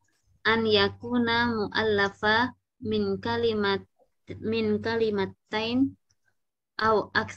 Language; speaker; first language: Arabic; non-native, learner; Indonesian